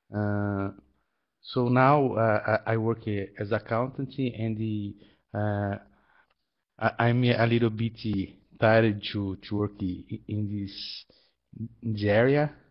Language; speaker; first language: English; non-native, learner; Portuguese